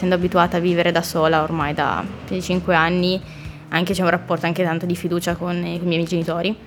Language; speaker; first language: Italian; native; Italian